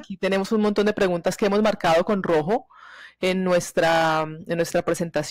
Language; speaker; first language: Spanish; native; Spanish